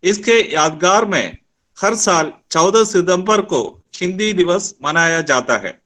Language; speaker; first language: Hindi; non-native, local second language; Malayalam